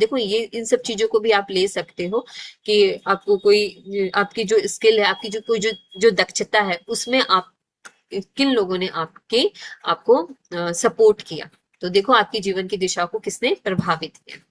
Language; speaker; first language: Hindi; native; Hindi